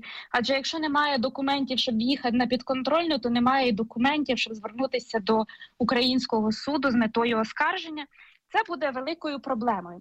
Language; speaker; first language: Ukrainian; native; Ukrainian